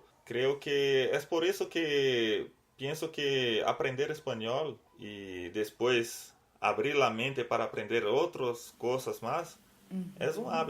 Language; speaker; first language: Spanish; non-native, learner; Portuguese